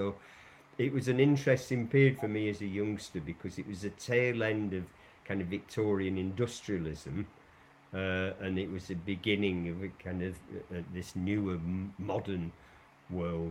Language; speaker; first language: English; native; English